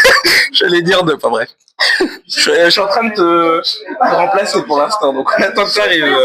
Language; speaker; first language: French; native; French